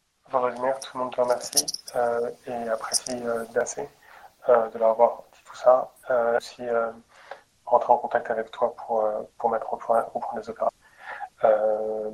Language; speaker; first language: French; native; French